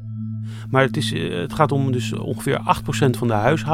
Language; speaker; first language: Dutch; native; Dutch